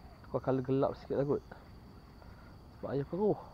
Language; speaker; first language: Malay; native; Malay